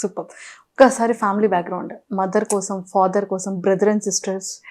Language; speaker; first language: Telugu; native; Telugu